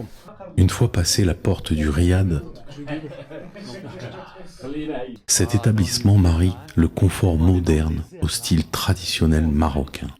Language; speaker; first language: French; native; French